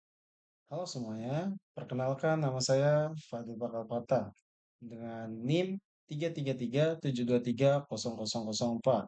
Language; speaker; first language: Indonesian; native; Indonesian